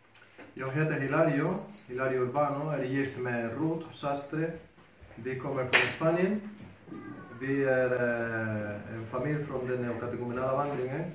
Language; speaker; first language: Swedish; non-native, fluent; Spanish